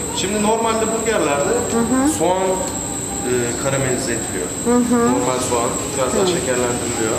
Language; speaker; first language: Turkish; native; Turkish